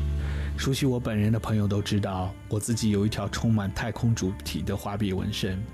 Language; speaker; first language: Chinese; native; Chinese